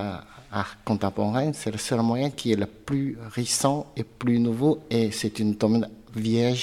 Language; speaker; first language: French; non-native, learner; Chinese